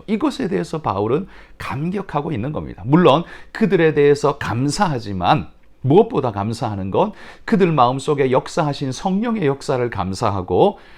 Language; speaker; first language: Korean; native; Korean